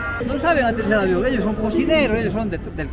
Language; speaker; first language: Spanish; native; Spanish